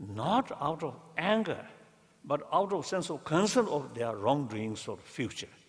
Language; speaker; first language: English; non-native, learner; Tibetan